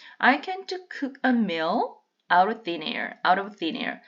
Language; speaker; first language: English; non-native, fluent; Korean